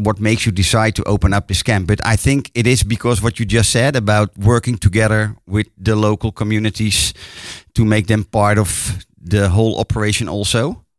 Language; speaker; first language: English; non-native, fluent; Dutch